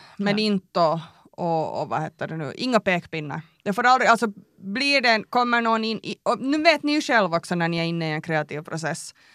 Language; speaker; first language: Swedish; native; Swedish